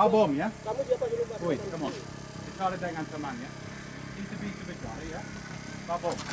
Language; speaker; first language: Indonesian; non-native, learner; English